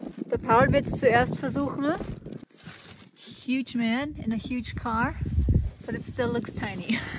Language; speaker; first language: German; native; German